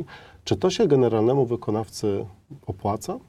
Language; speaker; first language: Polish; native; Polish